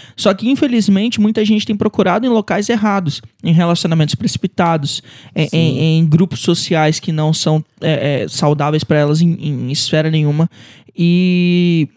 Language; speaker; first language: Portuguese; native; Portuguese